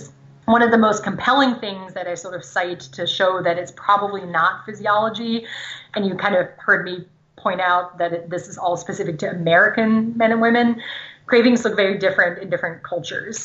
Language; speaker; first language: English; non-native, fluent; German